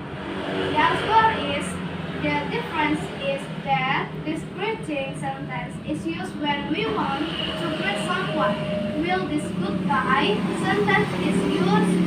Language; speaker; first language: English; non-native, learner; Indonesian